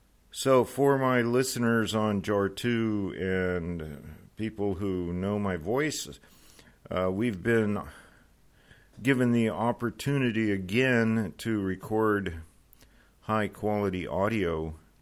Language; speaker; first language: English; native; English